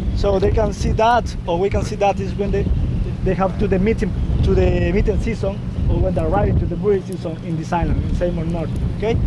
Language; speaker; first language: English; non-native, learner; Spanish